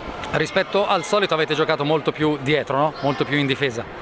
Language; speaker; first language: Italian; native; Italian